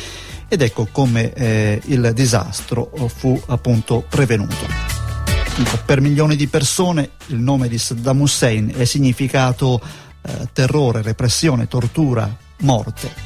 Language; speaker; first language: Italian; native; Italian